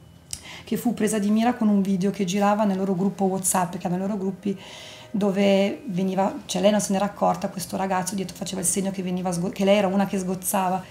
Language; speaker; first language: Italian; native; Italian